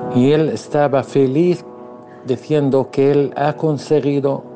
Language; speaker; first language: Spanish; non-native, fluent; Arabic